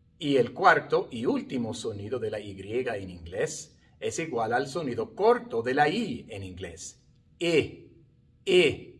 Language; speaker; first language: Spanish; non-native, fluent; English